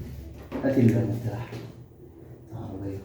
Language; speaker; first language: Arabic; native; Arabic